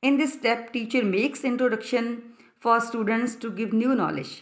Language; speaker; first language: English; non-native, local second language; Punjabi